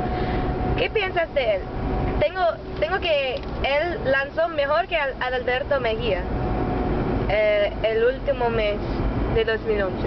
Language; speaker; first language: Spanish; non-native, learner; English